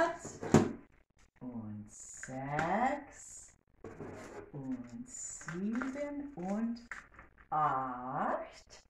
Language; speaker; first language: German; non-native, learner; English